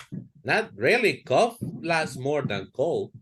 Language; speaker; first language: English; non-native, fluent; Spanish